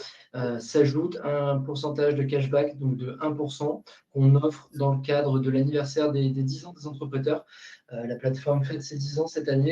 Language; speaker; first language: French; native; French